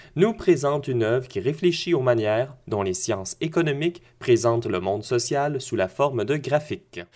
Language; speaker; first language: French; native; French